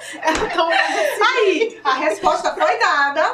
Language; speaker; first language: Portuguese; native; Portuguese